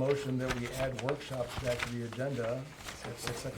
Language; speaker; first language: English; native; English